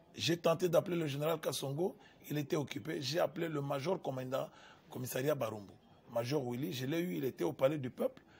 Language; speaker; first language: French; non-native, local second language; Lingala